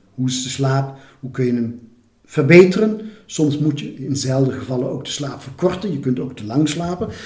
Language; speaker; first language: Dutch; native; Dutch